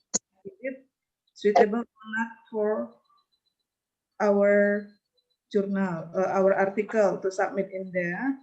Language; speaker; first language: English; non-native, learner; Indonesian